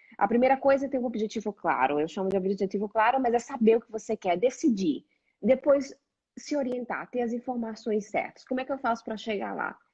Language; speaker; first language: Portuguese; native; Portuguese